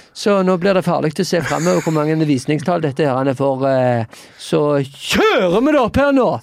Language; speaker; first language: Norwegian; native; Norwegian